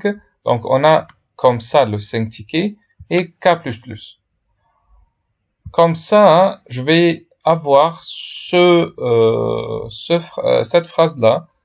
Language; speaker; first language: French; non-native, fluent; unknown